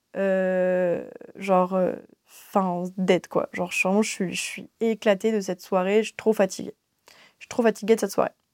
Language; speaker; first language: French; native; French